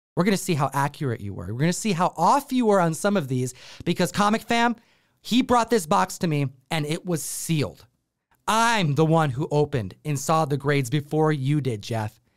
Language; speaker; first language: English; native; English